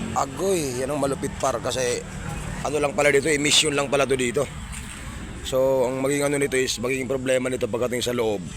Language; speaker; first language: Filipino; non-native, local second language; Cebuano